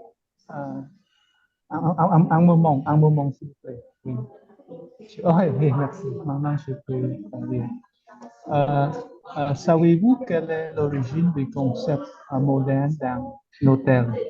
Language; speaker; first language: French; non-native, learner; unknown